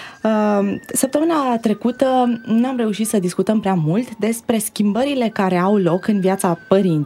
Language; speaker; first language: Romanian; native; Romanian